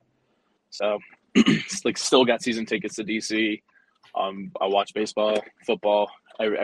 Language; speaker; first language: English; early bilingual, other home language; Spanish